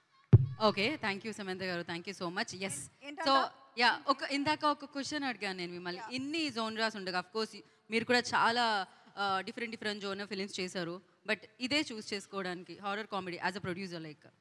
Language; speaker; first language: Telugu; native; Telugu